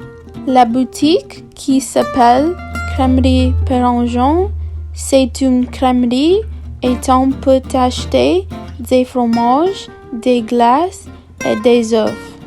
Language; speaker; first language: French; non-native, learner; English